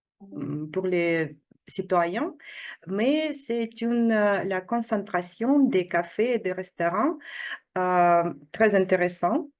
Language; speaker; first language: French; non-native, fluent; Russian